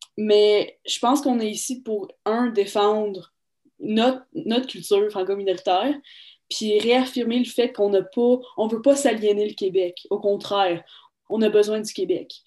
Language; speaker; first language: French; native; French